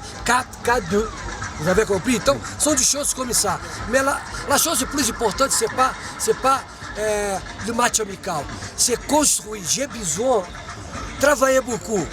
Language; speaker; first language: French; non-native, fluent; Portuguese